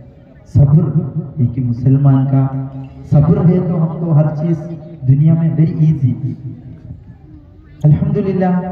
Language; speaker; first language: Hindi; non-native, local second language; Malayalam